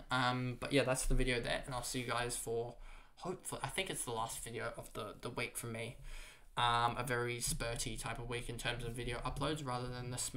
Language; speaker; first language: English; native; English